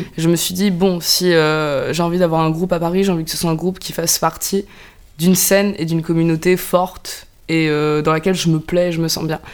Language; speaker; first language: French; non-native, local second language; Arabic